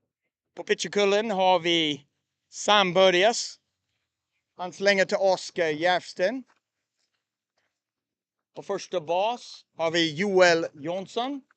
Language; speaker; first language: Swedish; native; Swedish